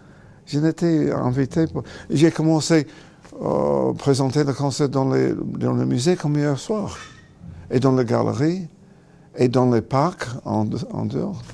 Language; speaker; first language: French; non-native, learner; English